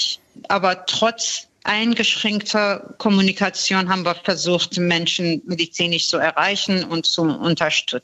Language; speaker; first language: German; non-native, fluent; Persian